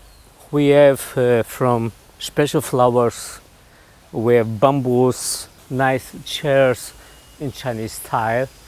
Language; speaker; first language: English; non-native, learner; German